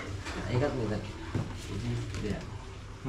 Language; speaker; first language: English; non-native, learner; Sinhala